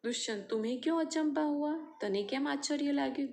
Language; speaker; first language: Hindi; non-native, local second language; Gujarati